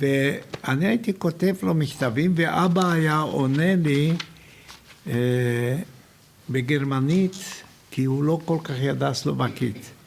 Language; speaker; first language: Hebrew; non-native, fluent; Hungarian